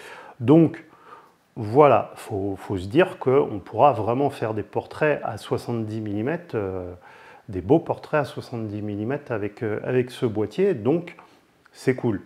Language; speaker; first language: French; native; French